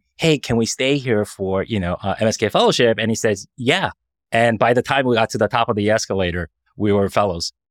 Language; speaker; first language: English; early bilingual, other home language; Korean